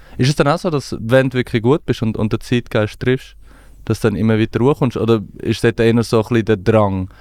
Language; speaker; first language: German; early bilingual, other home language; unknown